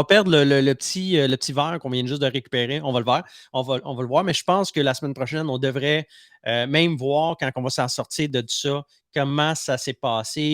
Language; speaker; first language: French; native; French